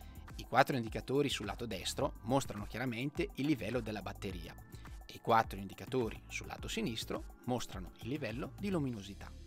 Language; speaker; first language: Italian; native; Italian